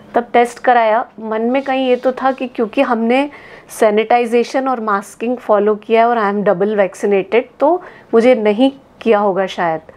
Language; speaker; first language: Hindi; native; Hindi